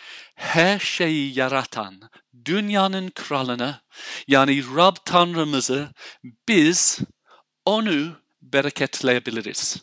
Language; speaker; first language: Turkish; non-native, fluent; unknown